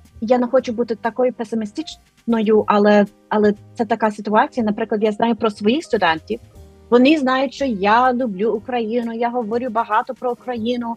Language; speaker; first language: Ukrainian; non-native, fluent; English